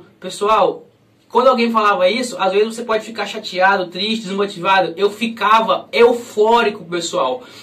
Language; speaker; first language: Portuguese; native; Portuguese